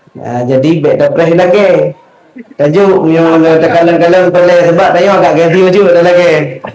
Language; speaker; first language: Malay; non-native, local second language; Achinese